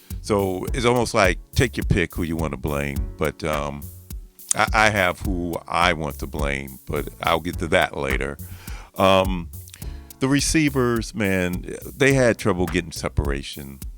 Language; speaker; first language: English; native; English